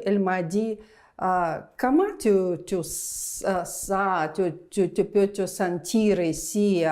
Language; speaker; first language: French; non-native, learner; Russian